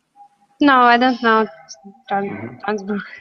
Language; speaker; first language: English; non-native, learner; Russian